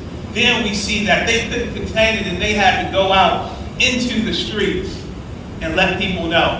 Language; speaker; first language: English; native; English